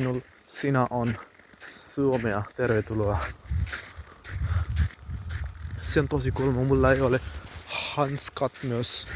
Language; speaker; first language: Finnish; non-native, learner; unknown